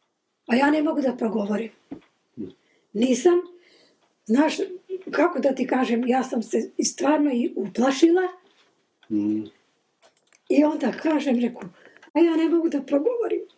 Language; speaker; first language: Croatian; non-native, local second language; Slovak